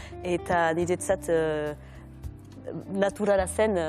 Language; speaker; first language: Basque; non-native, local second language; French